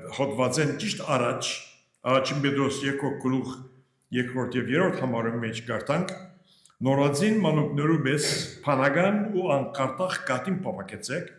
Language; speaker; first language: Armenian; early bilingual, heritage; Armenian